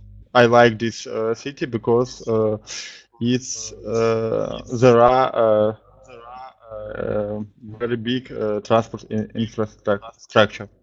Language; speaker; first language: English; non-native, learner; Russian